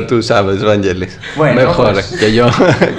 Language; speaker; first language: Spanish; non-native, learner; Greek